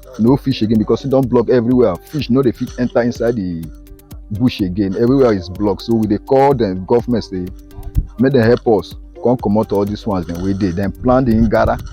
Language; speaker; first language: Nigerian Pidgin; non-native, local second language; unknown